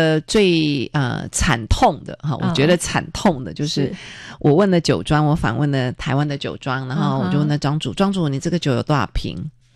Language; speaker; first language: Chinese; native; Chinese